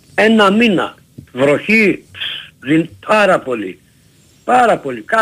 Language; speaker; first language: Greek; native; Greek